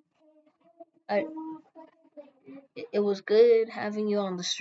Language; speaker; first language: English; native; English